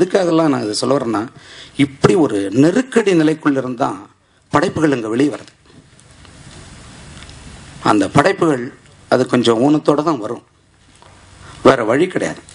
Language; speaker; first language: Tamil; native; Tamil